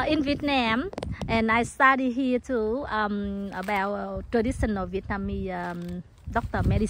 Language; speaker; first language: English; non-native, local second language; Vietnamese